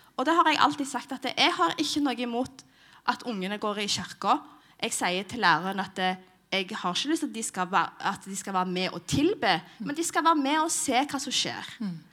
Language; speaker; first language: Norwegian; early bilingual, other home language; Somali